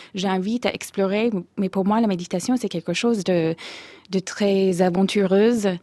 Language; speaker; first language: French; non-native, fluent; English